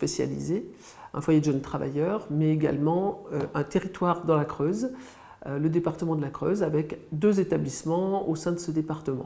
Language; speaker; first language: French; native; French